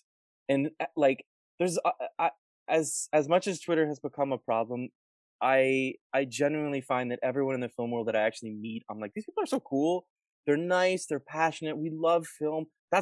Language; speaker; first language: English; native; English